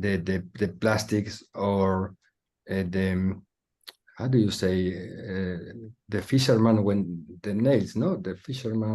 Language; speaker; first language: English; non-native, learner; Spanish